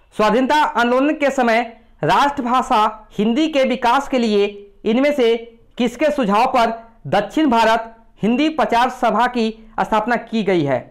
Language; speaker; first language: Hindi; native; Hindi